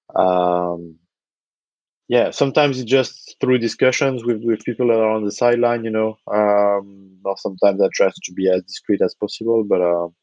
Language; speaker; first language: English; non-native, fluent; French